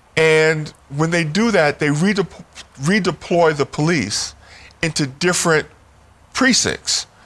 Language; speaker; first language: English; native; English